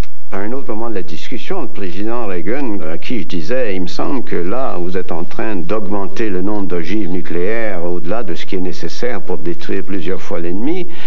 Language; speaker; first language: French; native; French